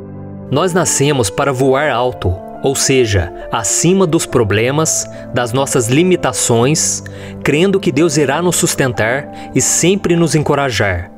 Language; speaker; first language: Portuguese; native; Portuguese